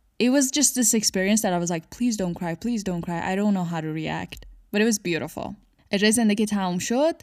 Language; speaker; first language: English; non-native, fluent; Persian